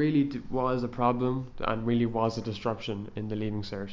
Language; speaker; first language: English; native; English